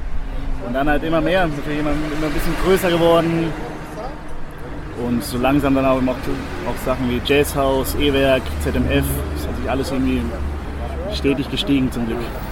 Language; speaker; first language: German; native; German